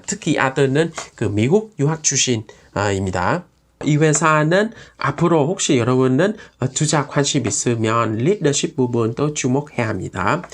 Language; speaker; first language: Korean; non-native, fluent; Vietnamese